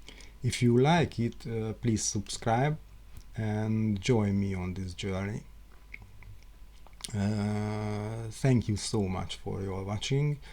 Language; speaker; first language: English; non-native, learner; Hungarian